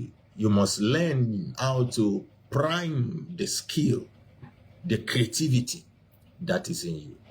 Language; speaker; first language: English; non-native, local second language; Yoruba